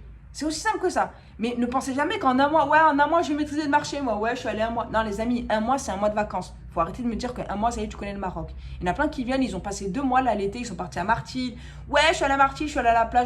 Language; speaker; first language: French; native; French